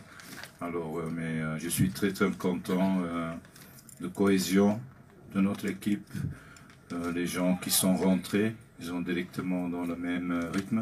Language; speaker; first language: French; non-native, learner; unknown